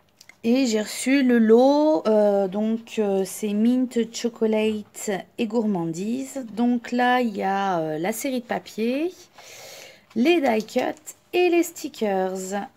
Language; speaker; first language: French; native; French